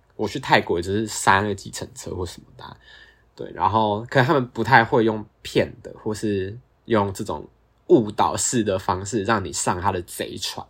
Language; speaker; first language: Chinese; native; Chinese